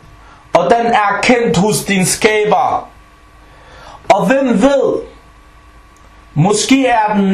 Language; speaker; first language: Danish; early bilingual, other home language; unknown